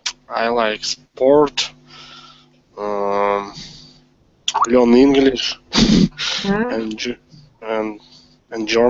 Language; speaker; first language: English; non-native, learner; Russian